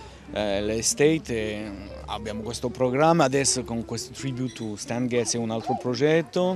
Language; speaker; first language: Italian; early bilingual, heritage; French